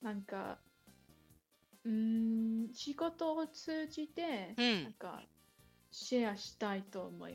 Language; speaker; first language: Japanese; non-native, learner; English